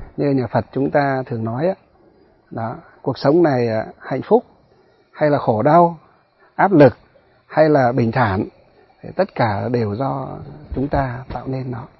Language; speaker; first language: Vietnamese; non-native, local second language; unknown